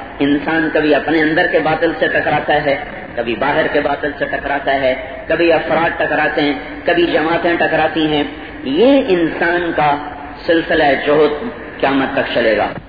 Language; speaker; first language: Urdu; non-native, local second language; Punjabi